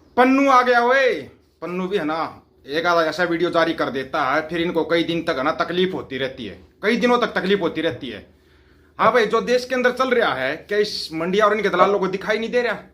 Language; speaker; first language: Hindi; non-native, local second language; Punjabi